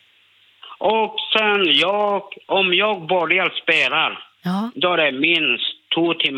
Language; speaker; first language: Swedish; non-native, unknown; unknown